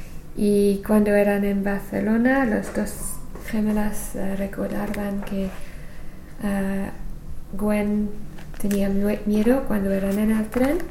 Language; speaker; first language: Spanish; non-native, learner; English